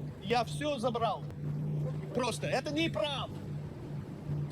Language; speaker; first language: Russian; non-native, learner; English